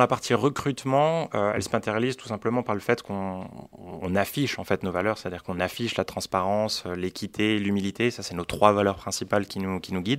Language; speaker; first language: French; native; French